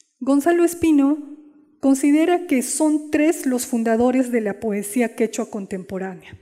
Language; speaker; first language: Spanish; non-native, local second language; Quechua